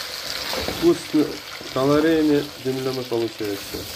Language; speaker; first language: Russian; non-native, learner; Uzbek